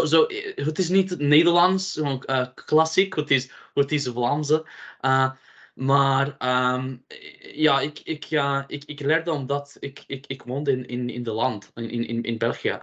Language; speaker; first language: Dutch; non-native, learner; English